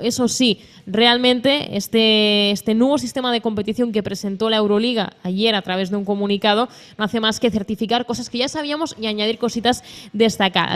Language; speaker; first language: Spanish; native; Spanish